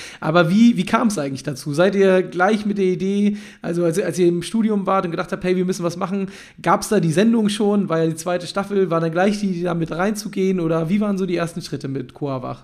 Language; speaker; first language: German; native; German